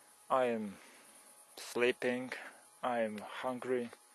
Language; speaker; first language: English; non-native, learner; Polish